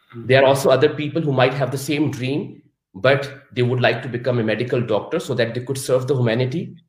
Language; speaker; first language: English; non-native, local second language; Urdu